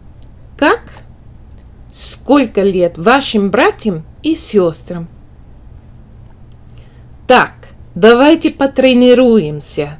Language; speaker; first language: Russian; non-native, fluent; English